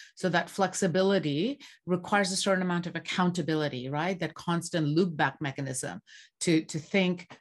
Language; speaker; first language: English; non-native, local second language; Bangla